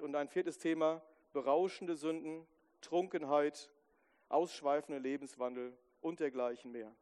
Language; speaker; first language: German; native; German